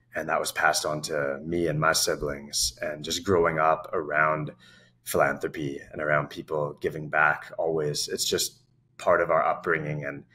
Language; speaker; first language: English; native; English